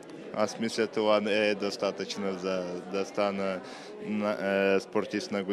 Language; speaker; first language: Bulgarian; non-native, learner; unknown